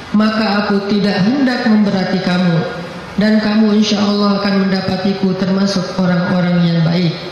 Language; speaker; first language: Indonesian; native; Indonesian